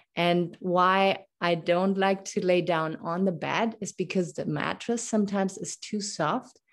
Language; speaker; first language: English; non-native, fluent; German